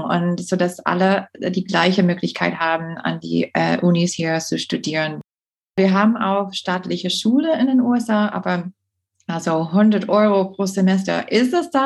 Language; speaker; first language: German; non-native, fluent; English